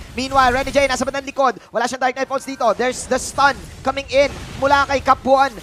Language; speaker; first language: Filipino; native; Filipino